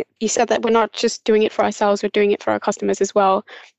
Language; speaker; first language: English; non-native, local second language; Cantonese